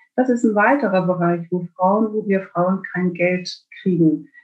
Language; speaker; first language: German; native; German